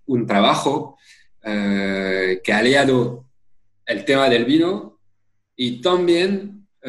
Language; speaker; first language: Spanish; non-native, fluent; French